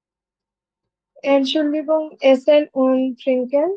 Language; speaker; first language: German; non-native, learner; Bangla